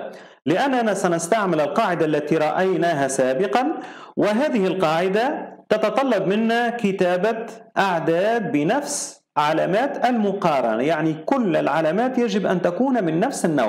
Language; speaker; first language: Arabic; native; Arabic